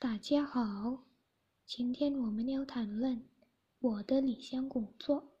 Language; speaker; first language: Chinese; non-native, learner; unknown